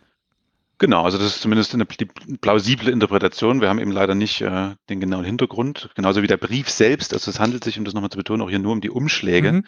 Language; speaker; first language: German; native; German